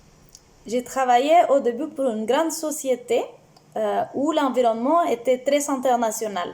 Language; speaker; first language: French; non-native, fluent; Spanish